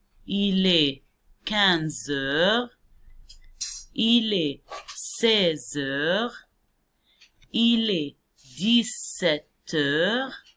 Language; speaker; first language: French; non-native, fluent; Arabic